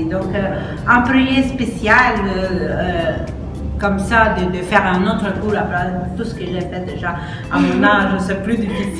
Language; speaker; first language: French; non-native, fluent; Spanish